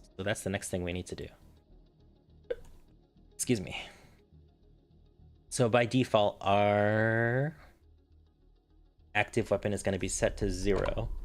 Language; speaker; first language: English; native; English